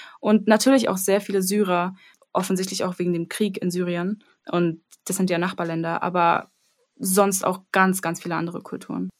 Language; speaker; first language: German; early bilingual, other home language; Armenian